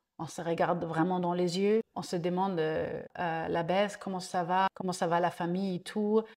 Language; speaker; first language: French; non-native, fluent; German